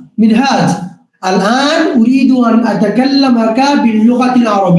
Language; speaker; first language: Arabic; non-native, fluent; Bangla